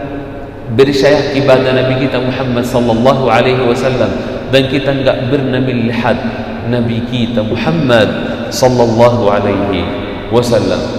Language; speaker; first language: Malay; non-native, fluent; Arabic